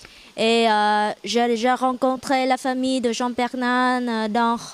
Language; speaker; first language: French; non-native, learner; Vietnamese